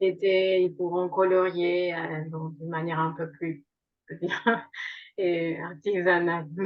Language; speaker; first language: French; non-native, fluent; Spanish